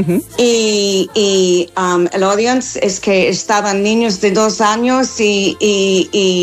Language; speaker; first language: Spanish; non-native, fluent; English